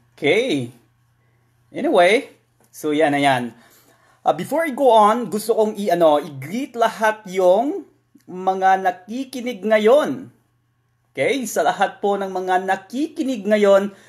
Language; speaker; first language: Filipino; non-native, local second language; Masbatenyo